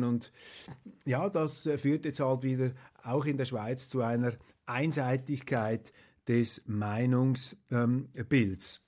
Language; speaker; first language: German; native; German